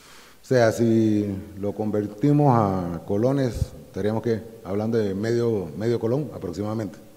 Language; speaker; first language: Spanish; native; Spanish